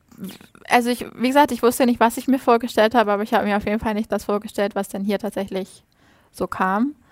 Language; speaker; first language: German; native; German